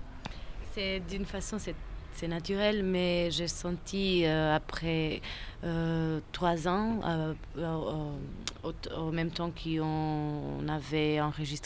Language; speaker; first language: French; non-native, fluent; Portuguese